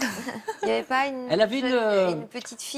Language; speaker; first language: French; native; French